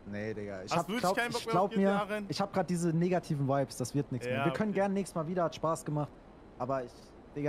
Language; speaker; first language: German; native; German